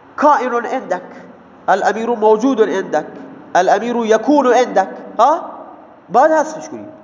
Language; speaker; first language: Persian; non-native, local second language; Baluchi